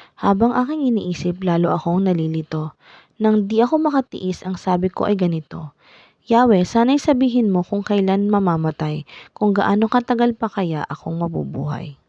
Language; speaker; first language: Filipino; native; Filipino